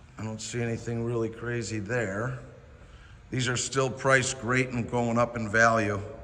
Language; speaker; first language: English; native; English